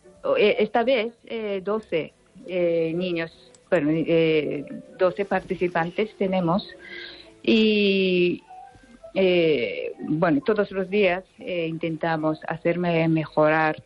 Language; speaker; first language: Spanish; non-native, fluent; Japanese